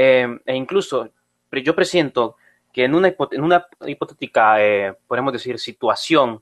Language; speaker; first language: Spanish; native; Spanish